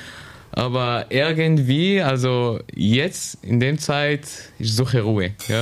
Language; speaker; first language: German; non-native, learner; Arabic